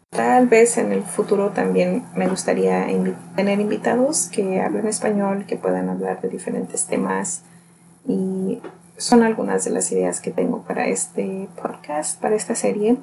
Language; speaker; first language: Spanish; early bilingual, heritage; Spanish